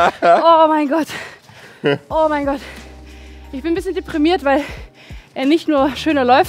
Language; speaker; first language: German; native; German